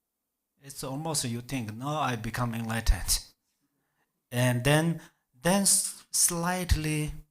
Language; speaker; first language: English; non-native, learner; Tibetan